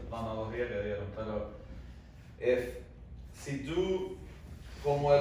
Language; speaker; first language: Spanish; early bilingual, heritage; Spanish